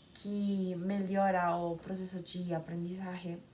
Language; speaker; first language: Portuguese; non-native, learner; Spanish